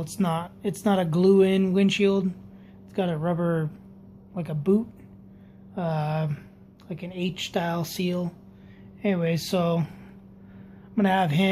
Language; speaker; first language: English; native; English